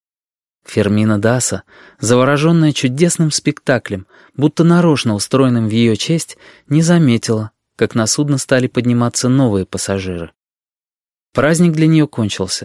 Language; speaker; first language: Russian; native; Russian